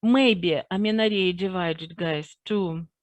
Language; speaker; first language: English; non-native, fluent; Russian